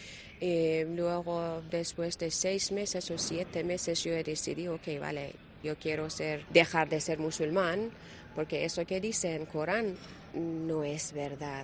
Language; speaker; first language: Spanish; non-native, learner; Persian